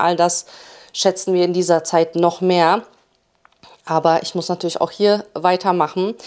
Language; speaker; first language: German; early bilingual, other home language; Polish